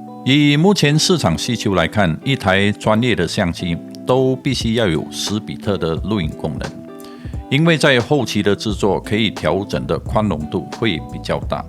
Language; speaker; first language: Chinese; native; Chinese